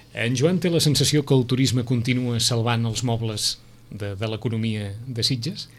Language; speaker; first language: Catalan; native; Catalan